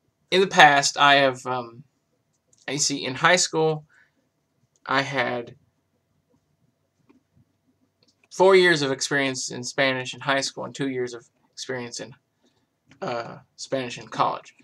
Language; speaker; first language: English; native; English